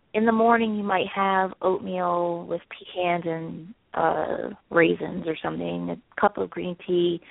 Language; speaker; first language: English; native; English